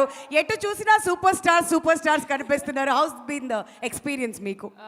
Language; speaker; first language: Telugu; native; Telugu